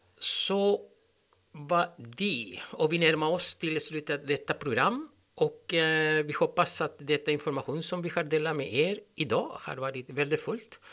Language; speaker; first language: Swedish; non-native, learner; Spanish